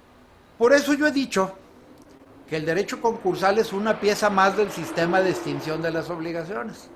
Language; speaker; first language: Spanish; native; Spanish